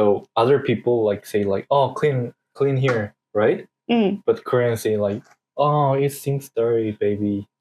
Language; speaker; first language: English; non-native, learner; Korean